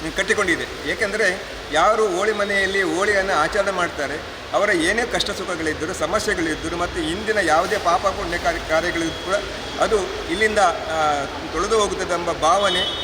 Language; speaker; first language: Kannada; non-native, local second language; Konkani